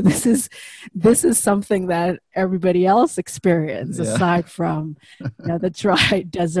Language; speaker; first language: English; non-native, fluent; Indonesian